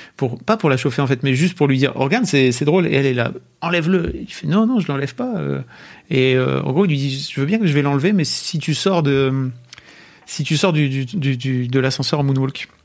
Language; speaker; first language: French; native; French